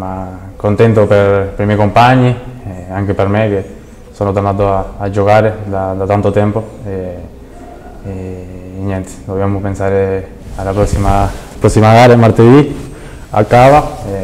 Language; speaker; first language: Italian; non-native, fluent; Spanish